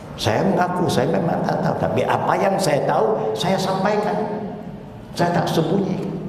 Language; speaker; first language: Malay; non-native, local second language; Chinese